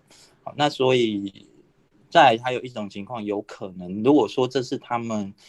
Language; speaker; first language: Chinese; native; Chinese